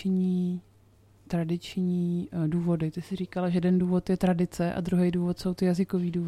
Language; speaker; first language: Czech; native; Czech